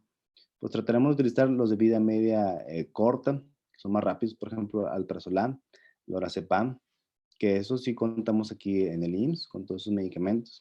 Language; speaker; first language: Spanish; native; Spanish